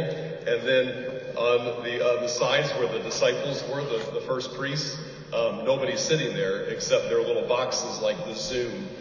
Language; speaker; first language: English; native; English